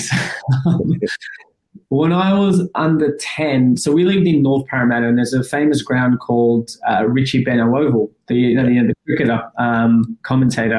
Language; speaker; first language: English; early bilingual, other home language; Persian